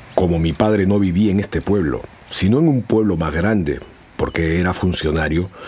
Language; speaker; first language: Spanish; non-native, local second language; Quechua